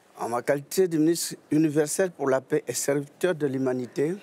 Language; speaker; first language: French; non-native, local second language; Lingala